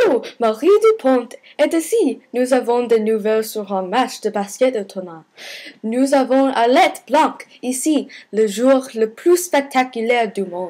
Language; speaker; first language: French; non-native, learner; English